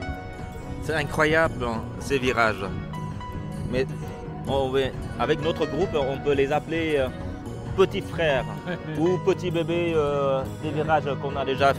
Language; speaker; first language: French; non-native, fluent; Vietnamese